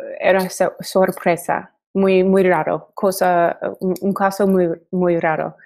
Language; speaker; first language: Spanish; non-native, learner; English